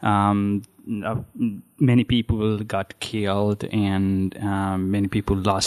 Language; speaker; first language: English; non-native, fluent; Nepali